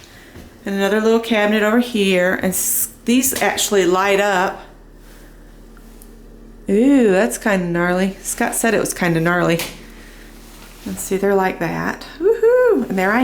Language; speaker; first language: English; native; English